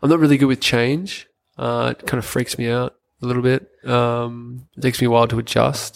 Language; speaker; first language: English; native; English